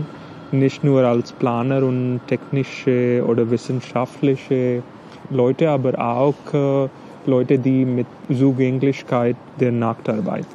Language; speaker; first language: German; non-native, learner; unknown